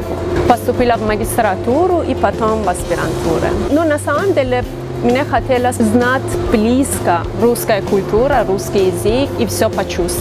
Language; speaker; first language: Russian; non-native, fluent; Persian